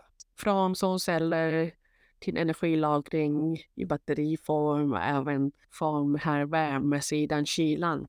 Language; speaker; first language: Swedish; non-native, fluent; Thai